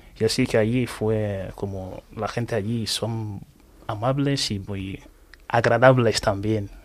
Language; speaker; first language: Spanish; non-native, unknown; Igbo